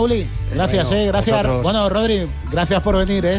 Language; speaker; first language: Spanish; native; Spanish